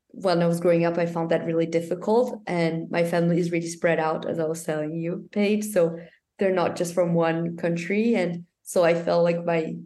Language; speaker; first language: English; non-native, fluent; Portuguese